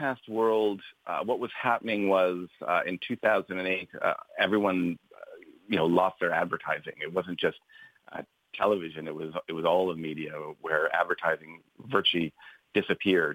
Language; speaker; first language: English; native; English